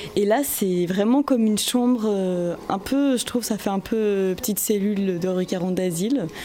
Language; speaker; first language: French; native; French